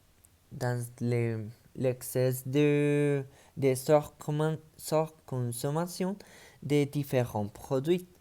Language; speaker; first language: French; non-native, learner; Spanish